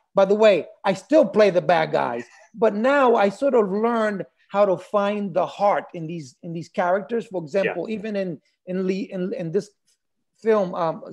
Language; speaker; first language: English; early bilingual, other home language; Spanish